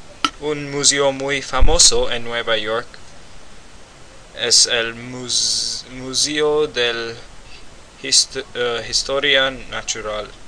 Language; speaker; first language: Spanish; non-native, learner; English